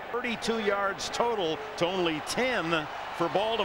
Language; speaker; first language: English; native; English